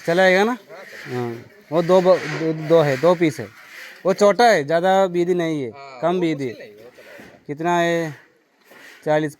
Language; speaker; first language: Hindi; non-native, local second language; Malayalam